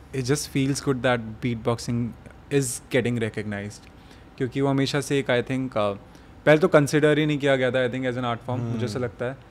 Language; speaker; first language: Hindi; native; Hindi